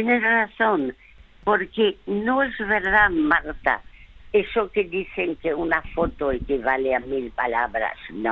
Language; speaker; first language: Spanish; early bilingual, other home language; French